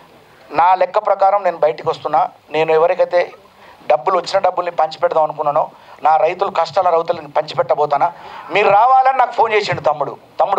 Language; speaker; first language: Telugu; native; Telugu